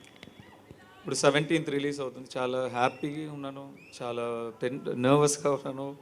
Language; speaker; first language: Telugu; non-native, learner; Tamil